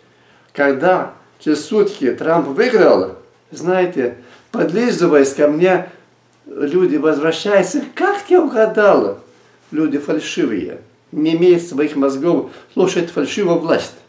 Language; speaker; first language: Russian; non-native, local second language; Lithuanian